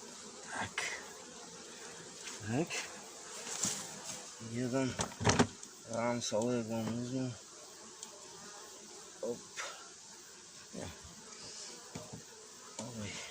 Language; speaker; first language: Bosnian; non-native, learner; Russian